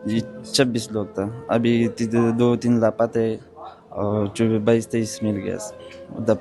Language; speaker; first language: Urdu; non-native, local second language; Pashto